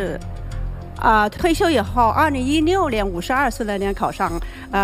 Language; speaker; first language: Chinese; native; Chinese